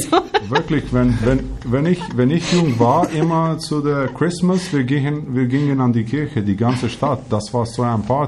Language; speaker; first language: German; non-native, learner; Albanian